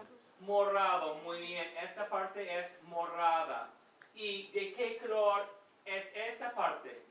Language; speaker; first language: Spanish; non-native, fluent; English